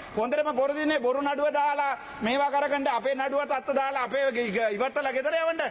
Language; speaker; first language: Sinhala; non-native, local second language; Tamil